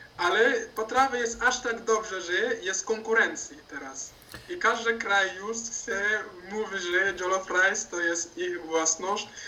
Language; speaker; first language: Polish; non-native, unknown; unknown